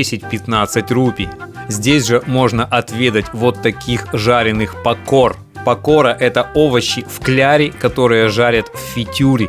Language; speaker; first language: Russian; native; Russian